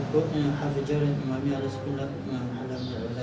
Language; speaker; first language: Arabic; non-native, learner; Chechen